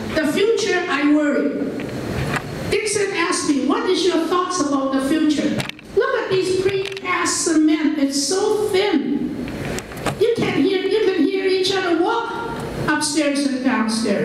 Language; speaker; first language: English; early bilingual, other home language; Chinese